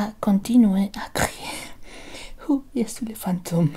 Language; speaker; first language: French; non-native, learner; Spanish